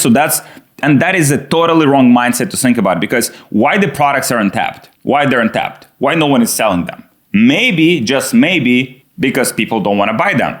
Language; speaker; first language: English; non-native, fluent; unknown